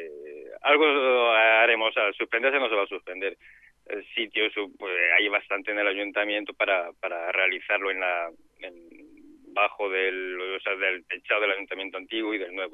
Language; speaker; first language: Spanish; native; Spanish